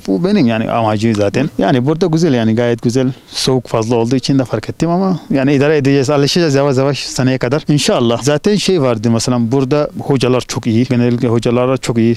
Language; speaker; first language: Turkish; non-native, fluent; Arabic